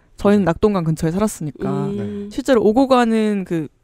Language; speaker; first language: Korean; native; Korean